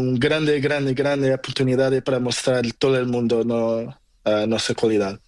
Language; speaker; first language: Spanish; non-native, learner; Portuguese